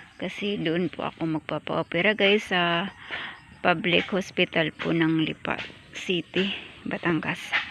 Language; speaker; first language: Filipino; non-native, local second language; Cebuano